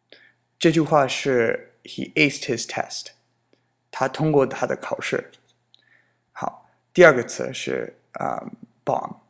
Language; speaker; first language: Chinese; non-native, fluent; English